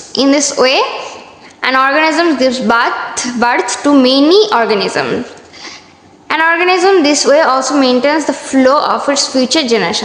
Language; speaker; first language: English; non-native, local second language; Bangla